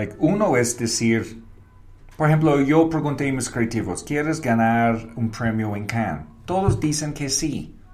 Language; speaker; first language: Spanish; non-native, fluent; English